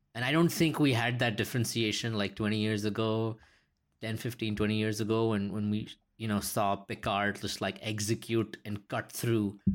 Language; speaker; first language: English; early bilingual, other home language; Hindi